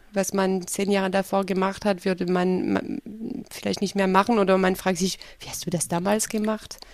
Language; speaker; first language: German; non-native, fluent; French